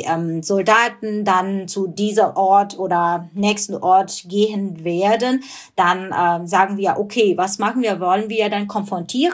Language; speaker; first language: German; non-native, fluent; Burmese